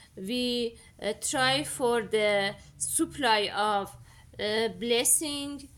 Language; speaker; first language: English; non-native, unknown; Persian